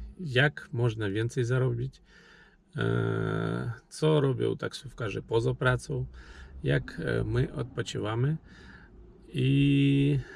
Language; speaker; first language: Polish; non-native, learner; Ukrainian